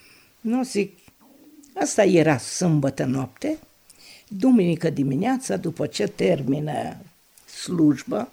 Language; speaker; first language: Romanian; non-native, local second language; Hungarian